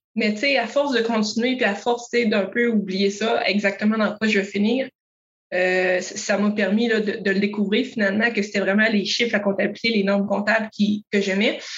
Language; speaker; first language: French; native; French